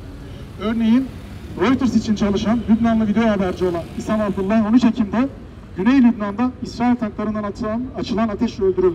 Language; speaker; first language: Turkish; native; Turkish